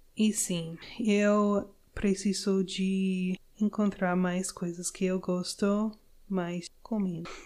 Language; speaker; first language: Portuguese; non-native, learner; English